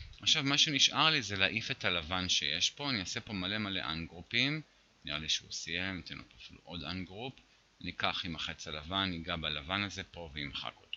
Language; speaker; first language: Hebrew; native; Hebrew